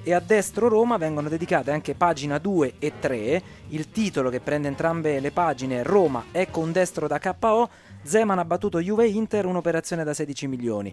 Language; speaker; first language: Italian; native; Italian